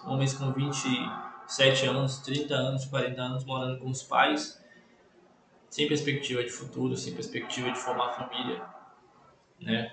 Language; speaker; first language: Portuguese; native; Portuguese